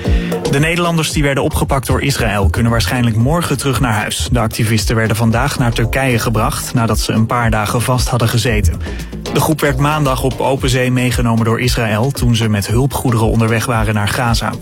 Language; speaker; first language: Dutch; native; Dutch